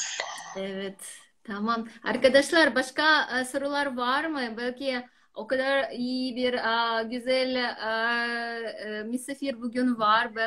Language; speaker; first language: Turkish; non-native, learner; Russian